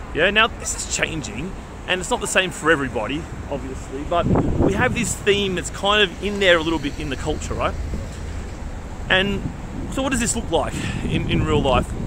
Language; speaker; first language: English; native; English